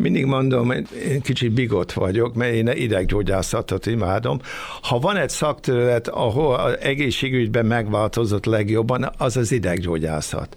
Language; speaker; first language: Hungarian; early bilingual, other home language; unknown